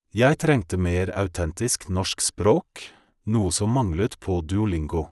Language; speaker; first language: Norwegian; non-native, learner; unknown